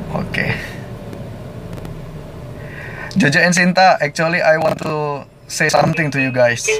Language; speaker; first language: English; non-native, learner; Indonesian